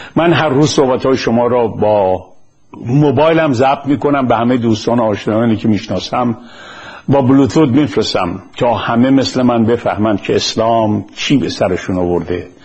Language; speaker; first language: Persian; native; Persian